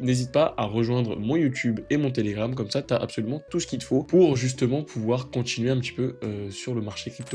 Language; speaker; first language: French; native; French